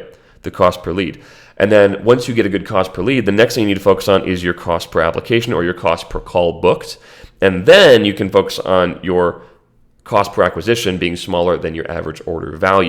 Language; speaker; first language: English; native; English